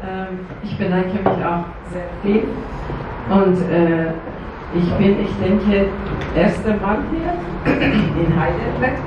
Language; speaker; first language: German; non-native, learner; Persian